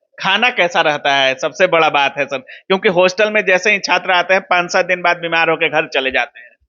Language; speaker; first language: Hindi; native; Hindi